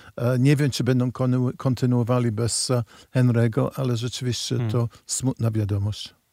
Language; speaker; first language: Polish; non-native, fluent; English